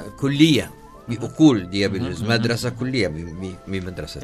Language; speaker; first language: Turkish; non-native, learner; Arabic